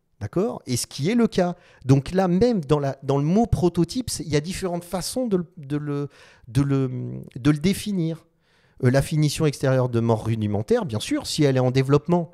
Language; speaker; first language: French; non-native, local second language; Arabic